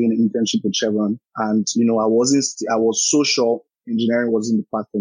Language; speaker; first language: English; non-native, local second language; Yoruba